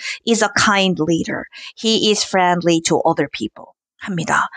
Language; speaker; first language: English; non-native, fluent; Korean